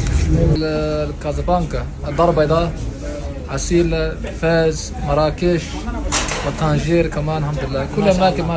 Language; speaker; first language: Arabic; non-native, learner; Pashto